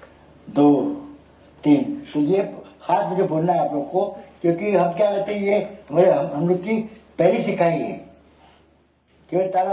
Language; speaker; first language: Hindi; native; Hindi